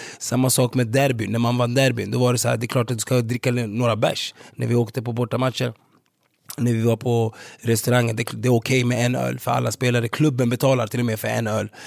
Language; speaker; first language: Swedish; early bilingual, other home language; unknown